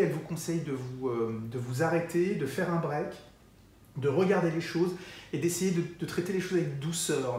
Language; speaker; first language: French; native; French